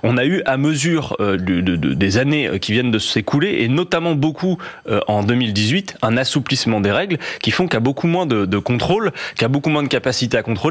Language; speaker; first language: French; native; French